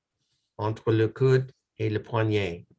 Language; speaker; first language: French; non-native, local second language; English